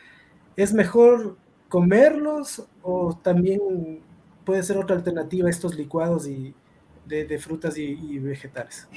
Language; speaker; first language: Spanish; native; Spanish